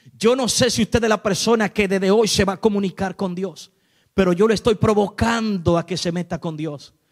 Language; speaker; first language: Spanish; native; Spanish